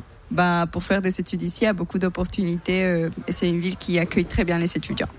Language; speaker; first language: French; non-native, fluent; Spanish